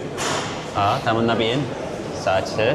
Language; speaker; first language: Chinese; non-native, fluent; Turkish